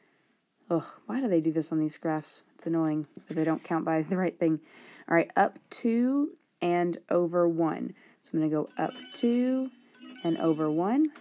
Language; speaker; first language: English; native; English